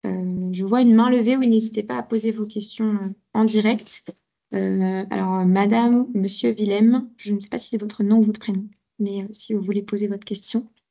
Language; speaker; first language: French; native; French